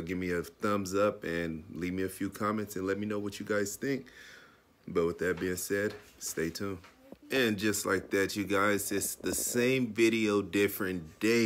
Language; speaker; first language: English; native; English